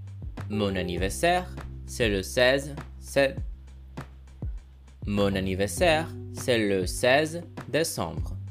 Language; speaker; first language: French; non-native, fluent; Portuguese